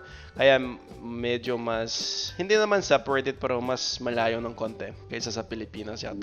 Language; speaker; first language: Filipino; non-native, fluent; English